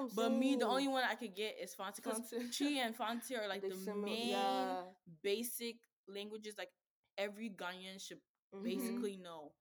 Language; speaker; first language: English; native; English